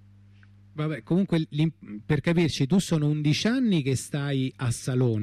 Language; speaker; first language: Italian; native; Italian